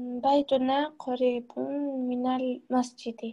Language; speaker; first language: Arabic; non-native, learner; Uzbek